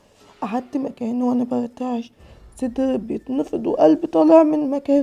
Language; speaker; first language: Arabic; native; Arabic